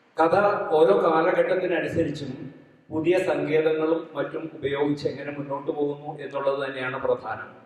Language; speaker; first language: Malayalam; native; Malayalam